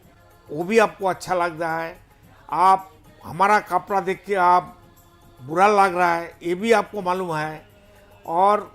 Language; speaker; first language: Hindi; non-native, local second language; Bangla